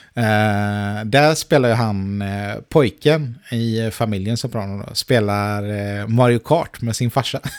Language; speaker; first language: Swedish; native; Swedish